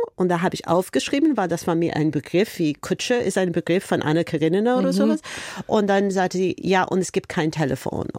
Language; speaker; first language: German; non-native, fluent; English